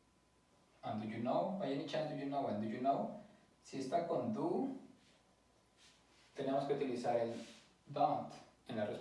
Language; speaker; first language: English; non-native, fluent; Spanish